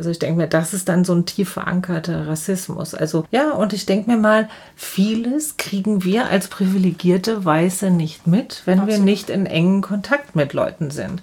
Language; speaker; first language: German; native; German